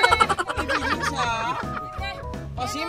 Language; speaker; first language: Filipino; native; Filipino